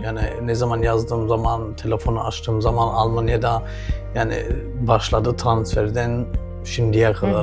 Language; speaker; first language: Turkish; early bilingual, heritage; Turkish